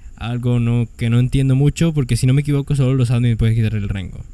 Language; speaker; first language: Spanish; native; Spanish